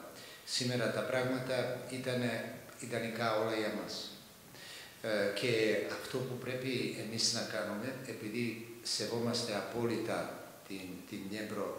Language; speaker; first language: Greek; non-native, fluent; Serbian